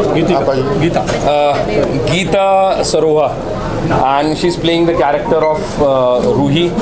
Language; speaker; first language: Hindi; native; Hindi